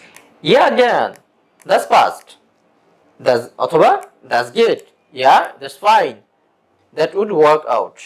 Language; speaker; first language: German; non-native, fluent; Bangla